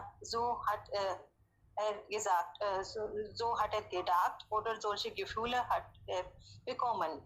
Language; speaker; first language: German; non-native, learner; Hindi